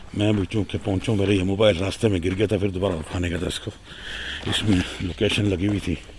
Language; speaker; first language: Urdu; non-native, local second language; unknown